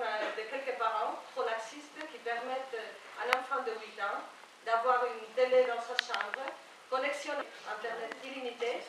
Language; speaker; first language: French; non-native, fluent; Spanish